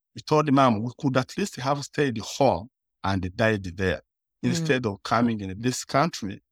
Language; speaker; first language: English; early bilingual, other home language; Kinyarwanda